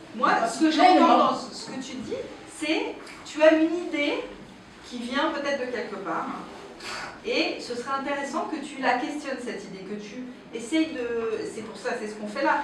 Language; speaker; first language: French; native; French